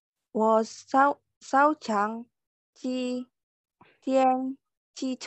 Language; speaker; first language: Chinese; non-native, learner; Malay